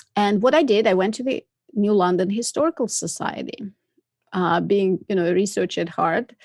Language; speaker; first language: English; non-native, fluent; Russian